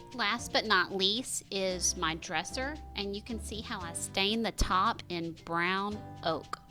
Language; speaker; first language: English; native; English